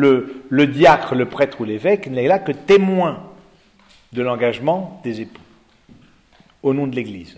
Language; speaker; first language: French; native; French